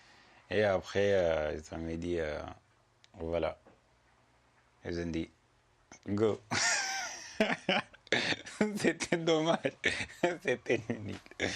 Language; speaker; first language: French; non-native, learner; Arabic